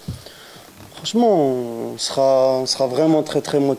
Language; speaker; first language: French; native; French